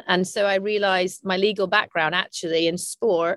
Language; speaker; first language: English; native; English